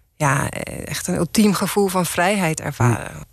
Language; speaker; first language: Dutch; native; Dutch